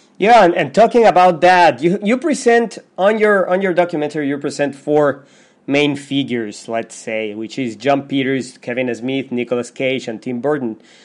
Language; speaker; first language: English; non-native, fluent; Spanish